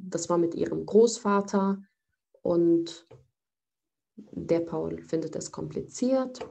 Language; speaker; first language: German; non-native, fluent; Arabic